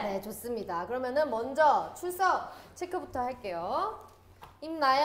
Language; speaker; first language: Korean; native; Korean